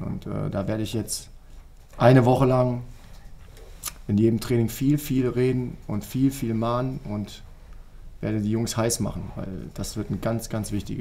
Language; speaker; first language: German; native; German